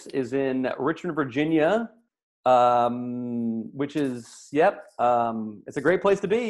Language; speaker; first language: English; native; English